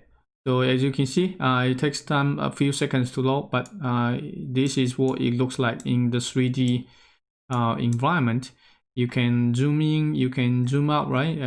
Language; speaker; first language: English; non-native, fluent; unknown